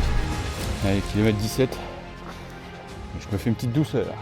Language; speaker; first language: French; native; French